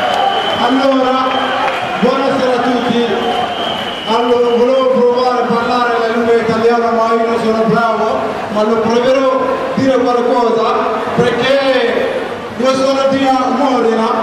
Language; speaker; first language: Italian; non-native, learner; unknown